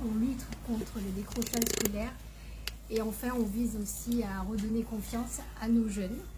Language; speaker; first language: French; native; French